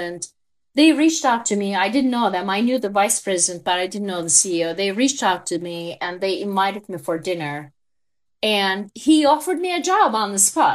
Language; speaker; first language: English; non-native, fluent; Turkish